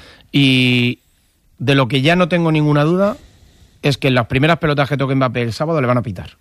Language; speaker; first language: Spanish; native; Spanish